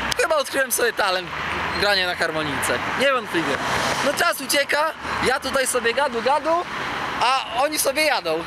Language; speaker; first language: Polish; native; Polish